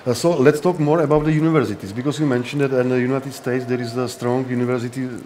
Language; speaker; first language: English; non-native, fluent; Czech